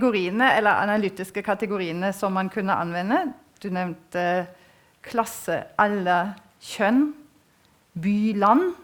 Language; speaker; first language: Norwegian; non-native, fluent; German